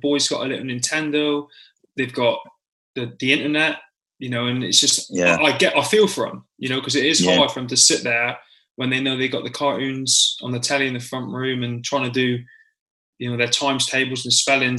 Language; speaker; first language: English; native; English